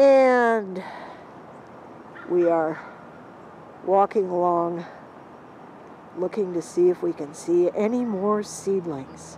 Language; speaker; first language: English; native; English